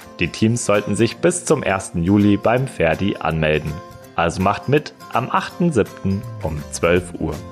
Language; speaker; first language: German; native; German